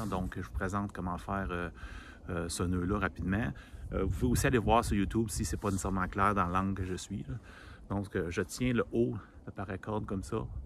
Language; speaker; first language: French; native; French